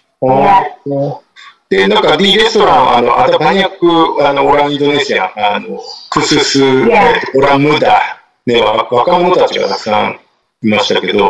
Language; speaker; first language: Indonesian; native; Indonesian